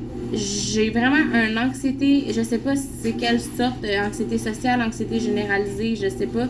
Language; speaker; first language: French; native; French